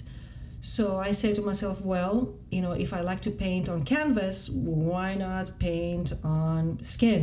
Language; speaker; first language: English; non-native, fluent; Greek